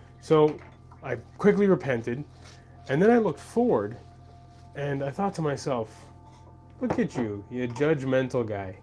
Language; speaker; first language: English; native; English